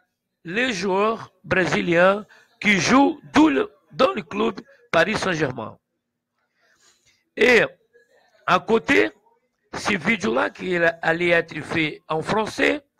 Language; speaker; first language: French; non-native, learner; Portuguese